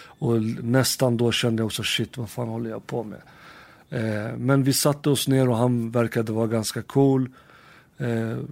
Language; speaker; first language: Swedish; early bilingual, other home language; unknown